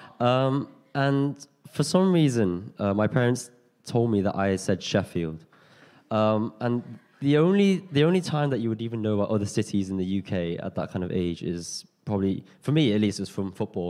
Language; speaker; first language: English; native; English